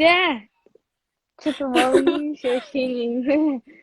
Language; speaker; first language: Russian; non-native, local second language; Yakut